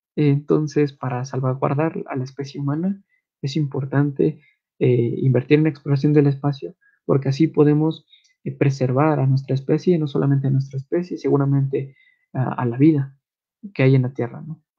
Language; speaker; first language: Spanish; native; Spanish